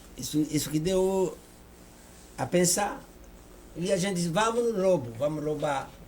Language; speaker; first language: Portuguese; non-native, fluent; Lingala